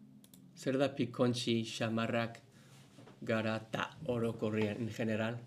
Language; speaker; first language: Basque; non-native, learner; English